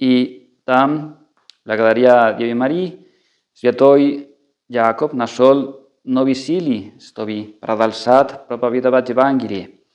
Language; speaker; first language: Russian; non-native, fluent; Spanish